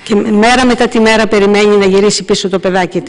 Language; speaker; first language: Greek; native; Greek